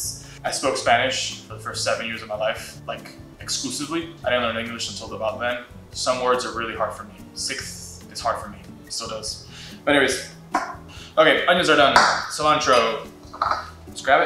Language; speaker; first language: English; native; English